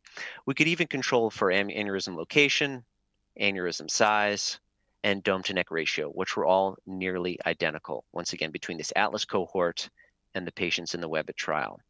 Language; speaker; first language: English; native; English